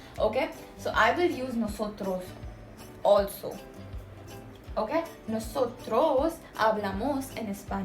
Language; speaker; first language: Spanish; non-native, fluent; Hindi